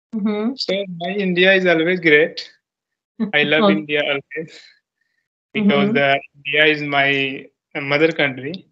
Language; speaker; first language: English; non-native, local second language; Hindi